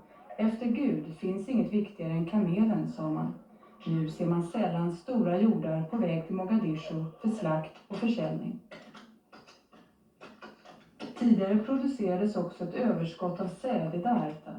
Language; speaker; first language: Swedish; native; Swedish